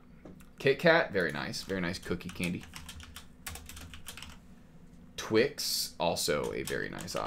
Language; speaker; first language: English; native; English